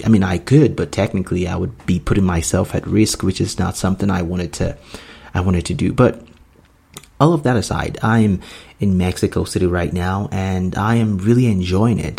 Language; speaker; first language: English; non-native, local second language; Yoruba